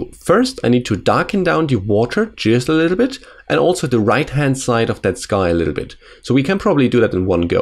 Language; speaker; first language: English; non-native, fluent; German